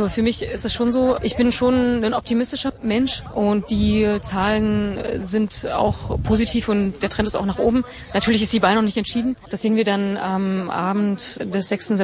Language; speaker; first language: German; native; German